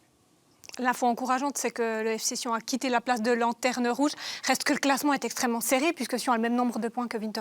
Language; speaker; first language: French; native; French